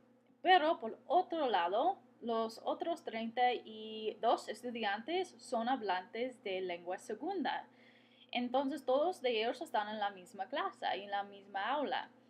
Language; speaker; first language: Spanish; non-native, fluent; English